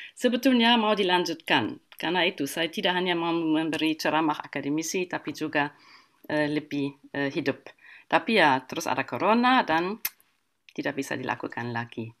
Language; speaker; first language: Indonesian; non-native, fluent; German